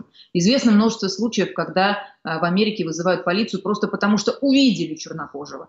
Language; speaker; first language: Russian; native; Russian